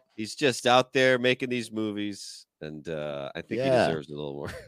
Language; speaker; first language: English; native; English